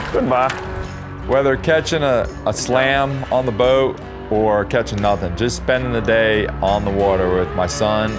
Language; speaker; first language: English; native; English